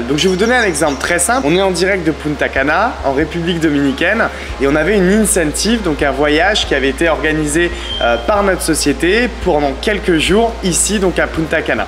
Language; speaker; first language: French; native; French